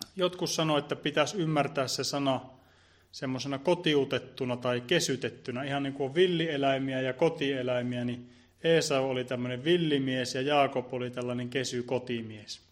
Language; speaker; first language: Finnish; native; Finnish